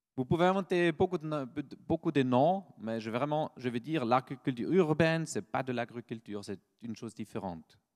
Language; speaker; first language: French; non-native, fluent; German